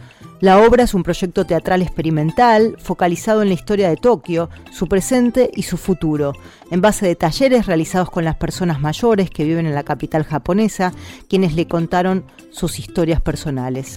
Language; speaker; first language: Spanish; native; Spanish